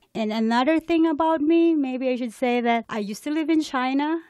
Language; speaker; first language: English; non-native, local second language; Cebuano